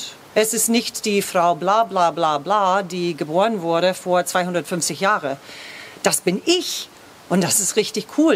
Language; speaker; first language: German; non-native, fluent; English